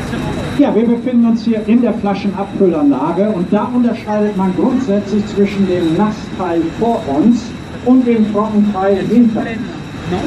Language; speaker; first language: German; native; German